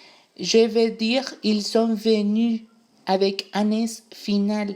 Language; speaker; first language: French; non-native, fluent; Spanish